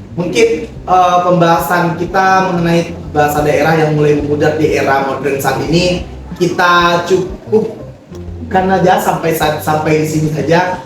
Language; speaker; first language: Indonesian; native; Indonesian